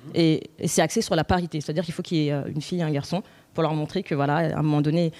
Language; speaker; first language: French; native; French